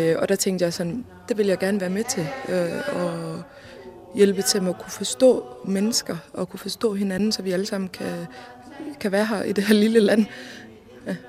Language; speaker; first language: Danish; early bilingual, other home language; Somali